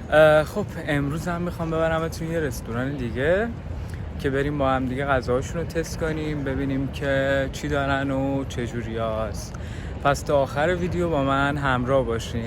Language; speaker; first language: Persian; native; Persian